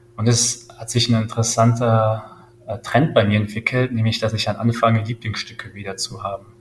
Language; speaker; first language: German; native; German